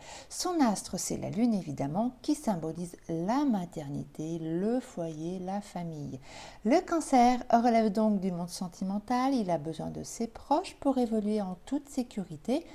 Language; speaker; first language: French; native; French